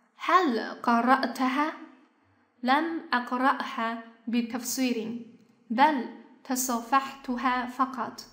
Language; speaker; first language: Arabic; non-native, fluent; Chinese